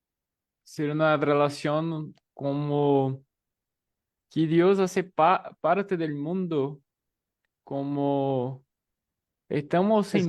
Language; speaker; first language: Spanish; non-native, fluent; Portuguese